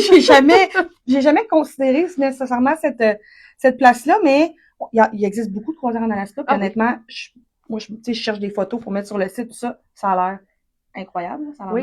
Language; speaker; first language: French; native; French